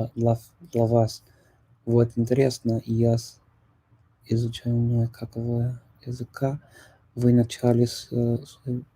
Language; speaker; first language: Russian; non-native, learner; English